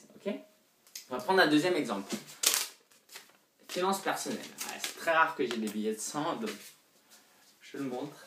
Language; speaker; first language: French; native; French